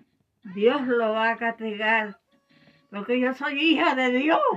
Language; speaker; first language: Spanish; native; Spanish